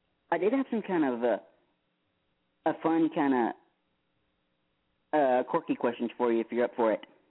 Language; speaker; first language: English; native; English